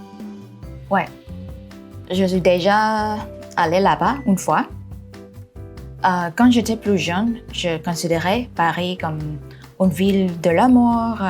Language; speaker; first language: French; non-native, fluent; Thai